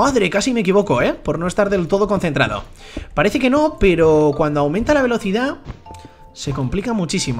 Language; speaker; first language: Spanish; native; Spanish